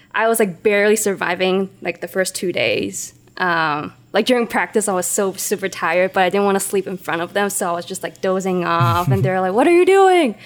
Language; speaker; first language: English; non-native, local second language; Cantonese